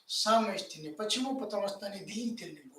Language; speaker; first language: Russian; non-native, fluent; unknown